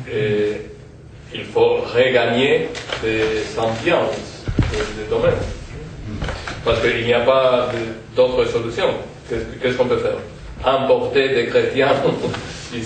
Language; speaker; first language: French; non-native, fluent; Spanish